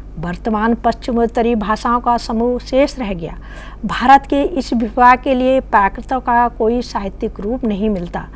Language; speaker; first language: Hindi; native; Hindi